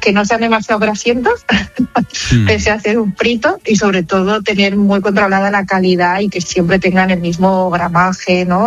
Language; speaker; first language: Spanish; native; Spanish